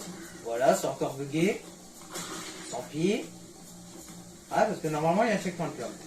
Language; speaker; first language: French; native; French